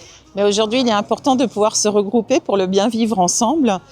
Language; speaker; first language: French; native; French